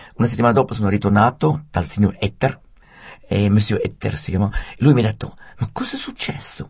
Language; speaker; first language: Italian; non-native, fluent; Swiss German